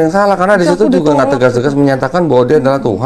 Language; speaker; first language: Indonesian; native; Indonesian